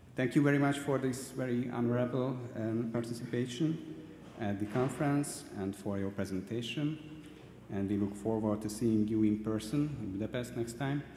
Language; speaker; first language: English; non-native, fluent; Hungarian